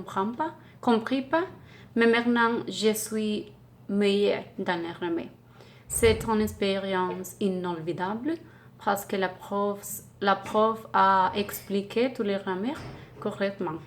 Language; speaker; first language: French; non-native, learner; Spanish